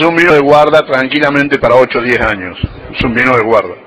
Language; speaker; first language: Spanish; native; Spanish